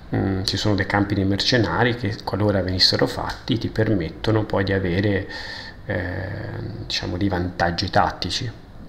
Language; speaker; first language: Italian; native; Italian